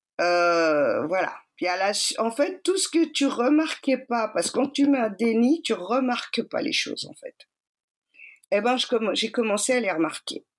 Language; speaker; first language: French; native; French